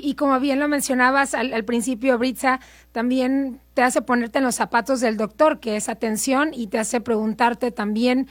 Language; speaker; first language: Spanish; native; Spanish